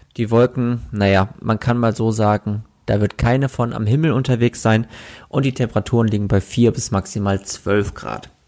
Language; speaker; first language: German; native; German